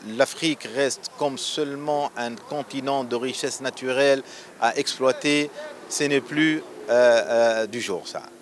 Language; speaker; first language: French; non-native, local second language; Arabic